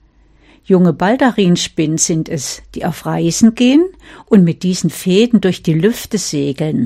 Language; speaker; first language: German; native; German